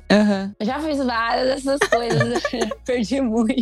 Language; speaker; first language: Portuguese; native; Portuguese